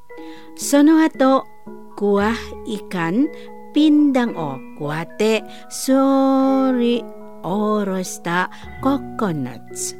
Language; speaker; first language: Japanese; non-native, learner; Indonesian